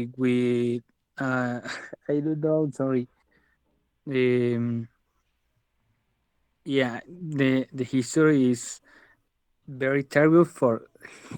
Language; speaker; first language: English; non-native, learner; Spanish